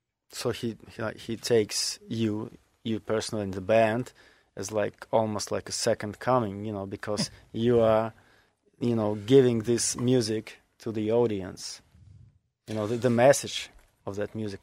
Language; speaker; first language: English; non-native, fluent; Russian